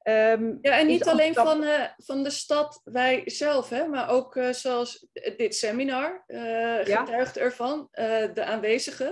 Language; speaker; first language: Dutch; native; Dutch